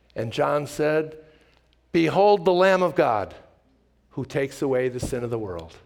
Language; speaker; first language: English; native; English